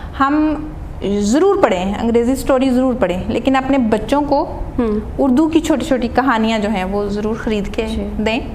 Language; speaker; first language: Urdu; non-native, local second language; Punjabi